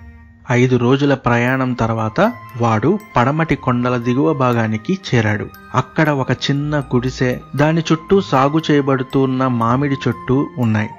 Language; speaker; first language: Telugu; native; Telugu